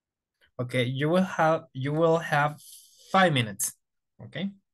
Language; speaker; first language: English; non-native, fluent; Spanish